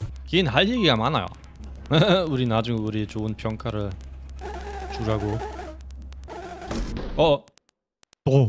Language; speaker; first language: Korean; non-native, fluent; German